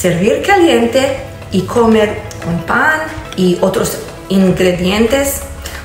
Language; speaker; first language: Spanish; non-native, learner; Hebrew